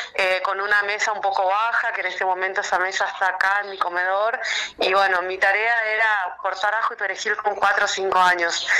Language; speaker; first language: Spanish; native; Spanish